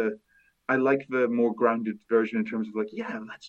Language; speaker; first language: English; native; English